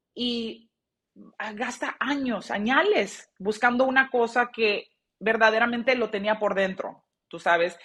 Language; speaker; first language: Spanish; early bilingual, heritage; Spanish